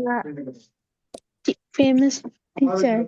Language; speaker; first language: English; non-native, learner; Bangla